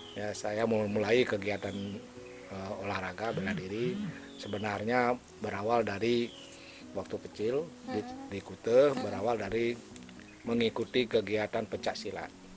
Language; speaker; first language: Indonesian; native; Indonesian